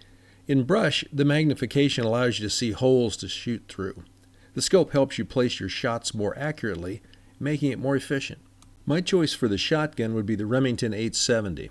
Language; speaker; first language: English; native; English